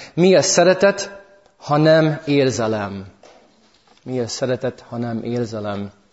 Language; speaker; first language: Hungarian; early bilingual, heritage; English